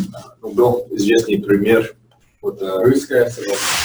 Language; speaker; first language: Russian; non-native, fluent; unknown